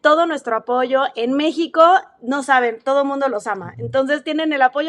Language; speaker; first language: Spanish; native; Spanish